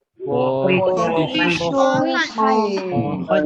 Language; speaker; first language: Chinese; non-native, learner; Malay